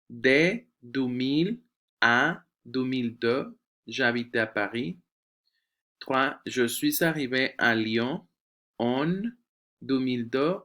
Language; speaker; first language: French; non-native, fluent; Spanish